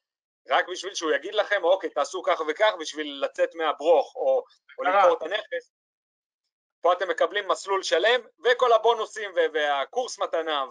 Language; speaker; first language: Hebrew; native; Hebrew